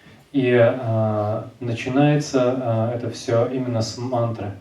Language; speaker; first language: Russian; native; Russian